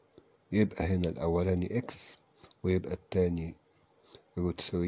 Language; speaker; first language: Arabic; native; Arabic